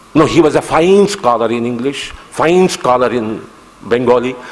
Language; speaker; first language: English; non-native, local second language; Kannada